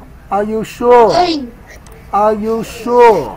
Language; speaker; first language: English; non-native, learner; Vietnamese